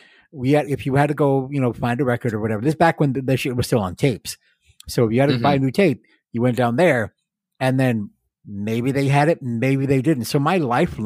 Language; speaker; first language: English; native; English